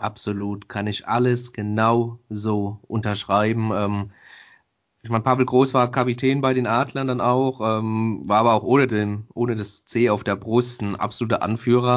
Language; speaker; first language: German; native; German